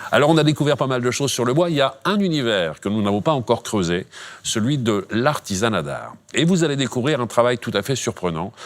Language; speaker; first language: French; native; French